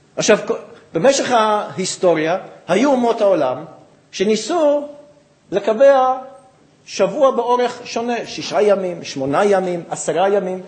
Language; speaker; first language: Hebrew; non-native, fluent; English